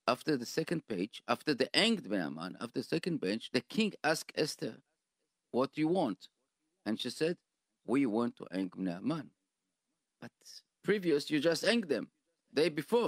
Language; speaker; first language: English; non-native, fluent; Hebrew